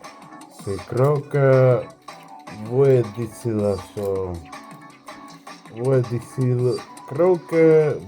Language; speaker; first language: Spanish; non-native, learner; English